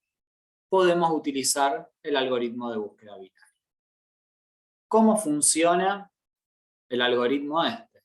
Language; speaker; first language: Spanish; native; Spanish